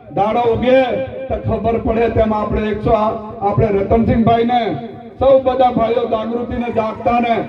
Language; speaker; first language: Gujarati; non-native, local second language; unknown